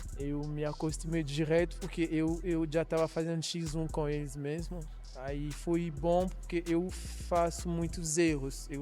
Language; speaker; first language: Portuguese; non-native, learner; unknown